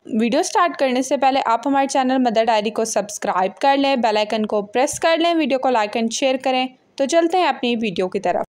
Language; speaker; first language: Urdu; native; Urdu